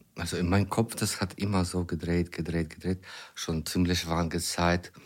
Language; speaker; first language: German; non-native, fluent; Ukrainian